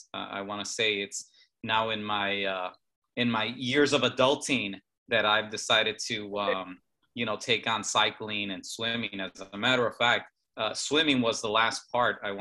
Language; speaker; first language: English; native; English